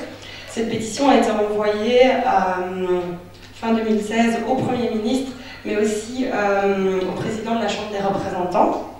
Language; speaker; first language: French; native; French